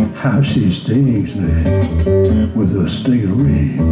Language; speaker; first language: English; native; English